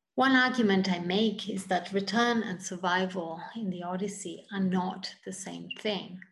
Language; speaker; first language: English; non-native, fluent; Italian